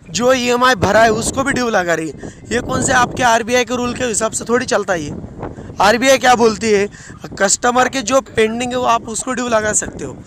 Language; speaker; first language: Hindi; non-native, local second language; Marathi